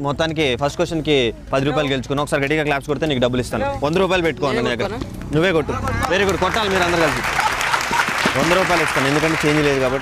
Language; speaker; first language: Telugu; native; Telugu